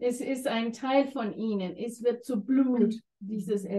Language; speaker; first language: German; non-native, fluent; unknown